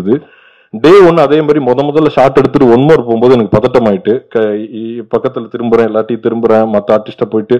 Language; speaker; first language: Tamil; native; Tamil